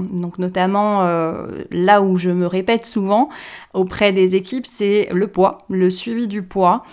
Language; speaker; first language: French; native; French